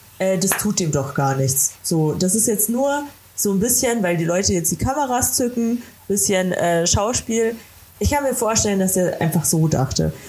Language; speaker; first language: German; native; German